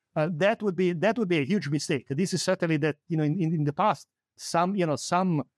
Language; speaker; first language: English; non-native, fluent; Italian